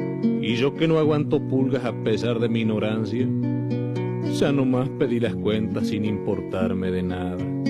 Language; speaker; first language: Spanish; native; Spanish